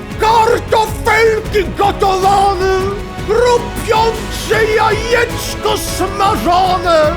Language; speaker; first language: Polish; non-native, learner; Swedish